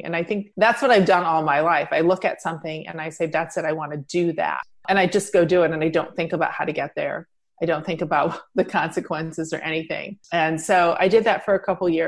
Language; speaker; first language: English; native; English